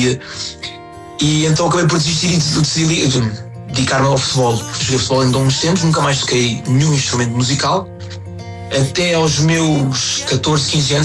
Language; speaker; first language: Portuguese; native; Portuguese